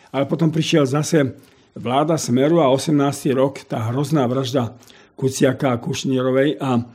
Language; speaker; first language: Slovak; native; Slovak